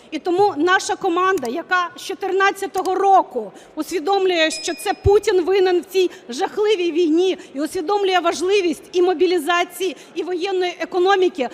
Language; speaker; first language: Ukrainian; native; Ukrainian